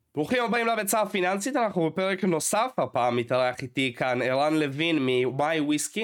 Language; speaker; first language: Hebrew; early bilingual, other home language; Russian